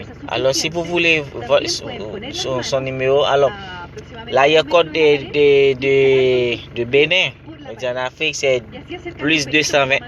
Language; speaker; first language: French; non-native, learner; Haitian Creole